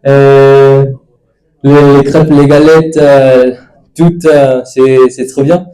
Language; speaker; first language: French; non-native, learner; Spanish